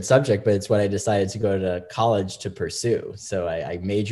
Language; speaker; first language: English; native; English